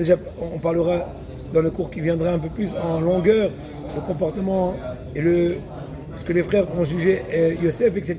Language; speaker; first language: French; native; French